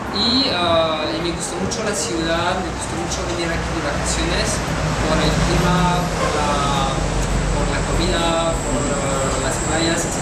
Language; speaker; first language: Spanish; non-native, fluent; French